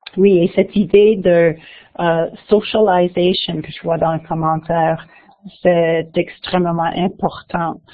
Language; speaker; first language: French; non-native, local second language; English